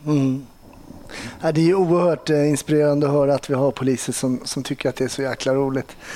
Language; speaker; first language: Swedish; native; Swedish